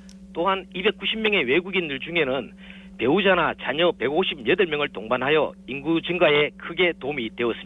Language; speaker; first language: Korean; native; Korean